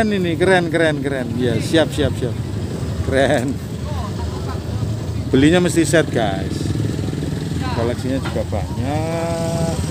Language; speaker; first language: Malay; non-native, local second language; Javanese